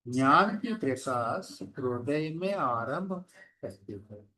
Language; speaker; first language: Hindi; non-native, local second language; Telugu